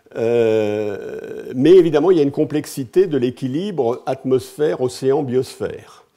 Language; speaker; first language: French; native; French